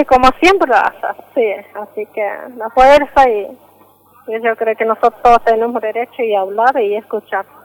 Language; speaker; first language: Spanish; non-native, local second language; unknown